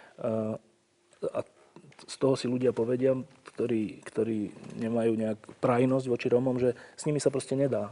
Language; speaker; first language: Slovak; native; Slovak